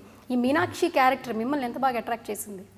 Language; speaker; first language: Telugu; native; Telugu